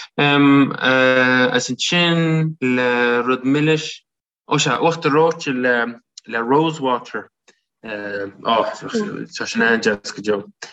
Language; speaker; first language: Irish; native; Irish